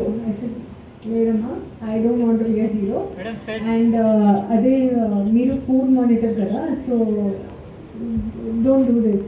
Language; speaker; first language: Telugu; non-native, learner; Hindi